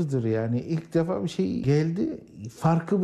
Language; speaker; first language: Turkish; non-native, learner; Arabic